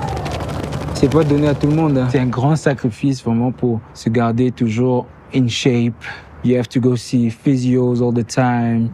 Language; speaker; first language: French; early bilingual, heritage; Lingala